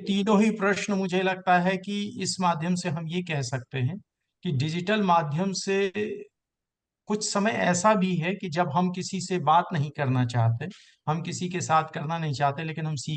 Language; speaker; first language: Hindi; native; Hindi